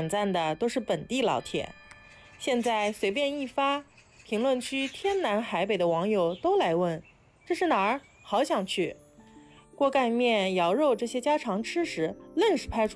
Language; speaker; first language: Chinese; native; Chinese